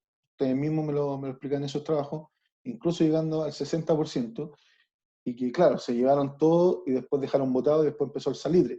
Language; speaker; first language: Spanish; native; Spanish